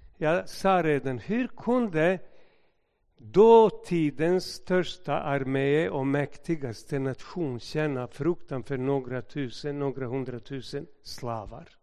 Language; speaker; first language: Swedish; non-native, fluent; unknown